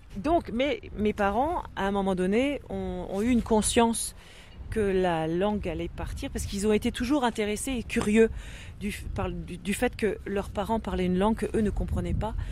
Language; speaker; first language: French; non-native, local second language; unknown